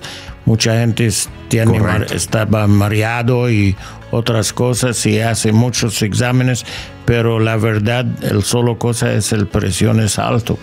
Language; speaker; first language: Spanish; non-native, fluent; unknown